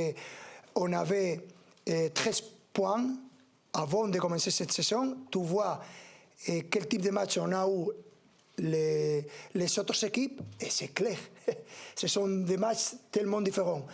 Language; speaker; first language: French; non-native, learner; Spanish